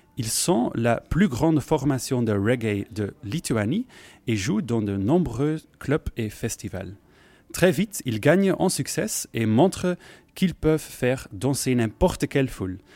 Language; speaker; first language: French; non-native, fluent; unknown